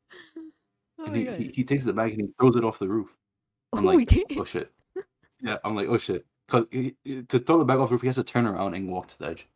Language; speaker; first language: English; native; English